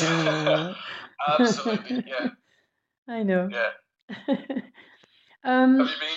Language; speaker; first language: English; native; English